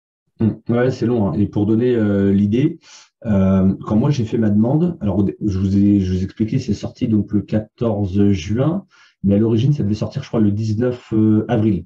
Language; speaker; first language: French; native; French